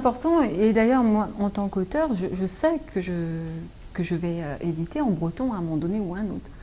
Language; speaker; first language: French; native; French